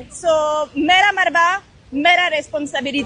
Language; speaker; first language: Hindi; non-native, learner; French